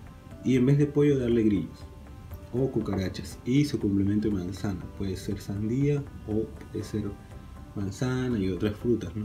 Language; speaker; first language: Spanish; native; Spanish